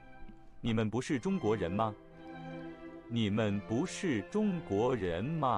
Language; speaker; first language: Chinese; non-native, learner; English